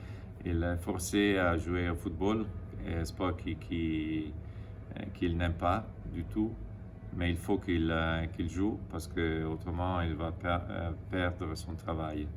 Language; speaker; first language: French; non-native, fluent; Italian